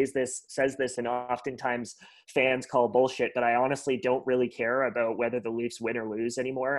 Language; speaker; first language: English; native; English